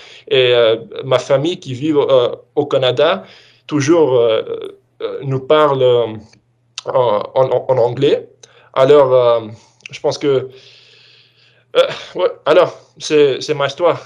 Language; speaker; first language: French; non-native, learner; English